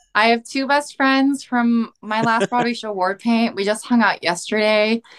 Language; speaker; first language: English; early bilingual, other home language; Korean